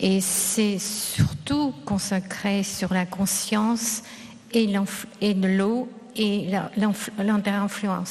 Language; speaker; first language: French; non-native, fluent; Russian